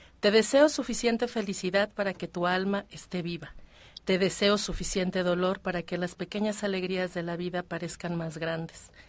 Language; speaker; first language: Spanish; native; Spanish